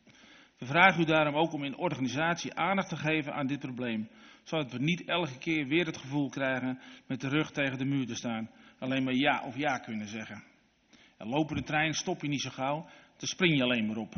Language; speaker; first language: Dutch; native; Dutch